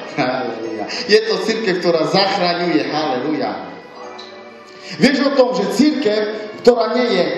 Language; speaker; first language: Slovak; non-native, local second language; Romany